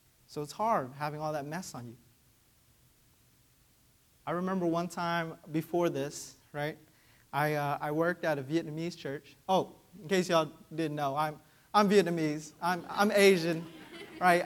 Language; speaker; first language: English; early bilingual, other home language; Vietnamese